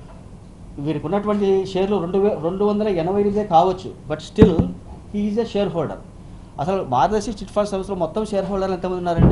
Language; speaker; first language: Telugu; native; Telugu